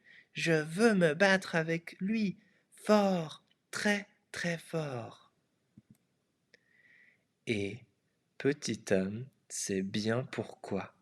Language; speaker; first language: French; non-native, fluent; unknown